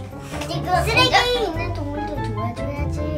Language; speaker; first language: Korean; early bilingual, other home language; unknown